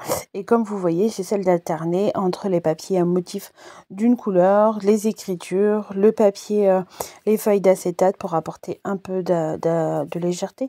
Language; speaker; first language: French; native; French